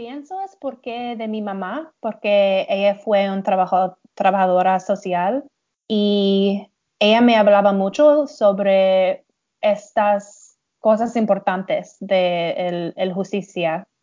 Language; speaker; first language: Spanish; non-native, learner; English